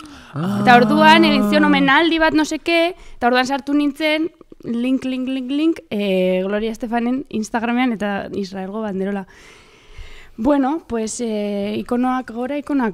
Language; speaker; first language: Basque; native; Basque